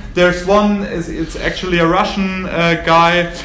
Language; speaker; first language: English; non-native, fluent; German